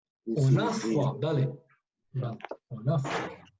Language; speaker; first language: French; non-native, fluent; Kurdish